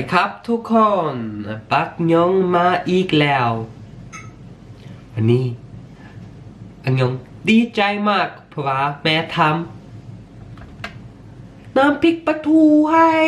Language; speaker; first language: Thai; early bilingual, heritage; Swedish